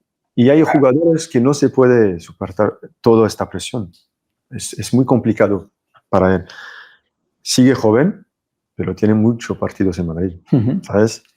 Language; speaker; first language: Spanish; non-native, fluent; French